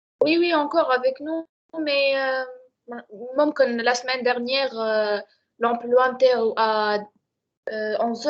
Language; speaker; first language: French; non-native, learner; Arabic